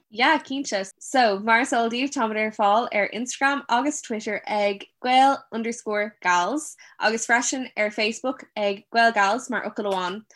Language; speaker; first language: Irish; non-native, local second language; English